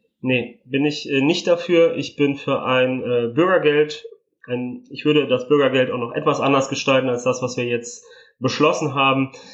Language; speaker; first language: German; early bilingual, other home language; Italian